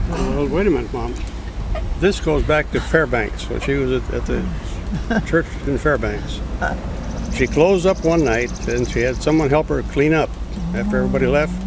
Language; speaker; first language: English; native; English